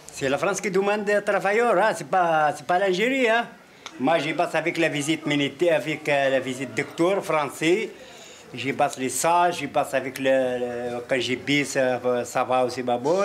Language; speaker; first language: French; non-native, learner; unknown